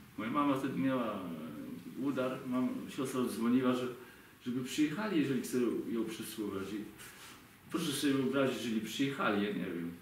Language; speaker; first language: Polish; native; Polish